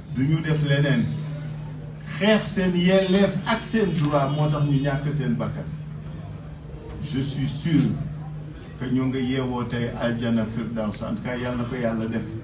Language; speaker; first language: Wolof; native; Wolof